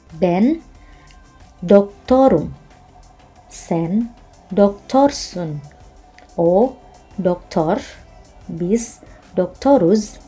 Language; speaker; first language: Turkish; non-native, fluent; Indonesian